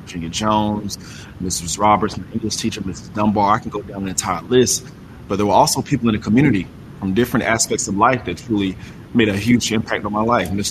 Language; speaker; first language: English; native; English